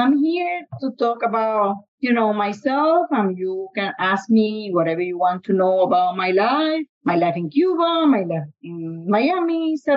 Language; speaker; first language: English; non-native, learner; Spanish